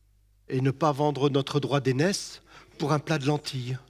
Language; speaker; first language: French; native; French